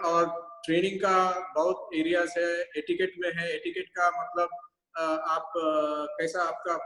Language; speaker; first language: Hindi; non-native, local second language; Tamil